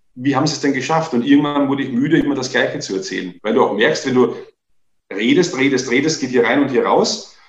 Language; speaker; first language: German; native; German